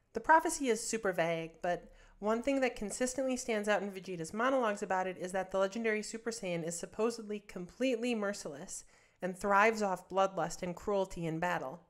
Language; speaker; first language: English; native; English